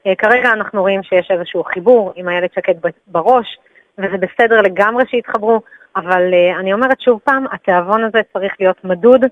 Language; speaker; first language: Hebrew; native; Hebrew